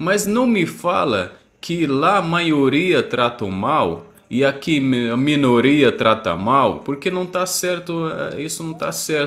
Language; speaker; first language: Portuguese; non-native, fluent; Arabic